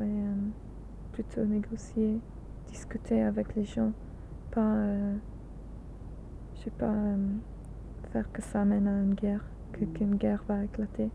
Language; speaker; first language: French; non-native, learner; English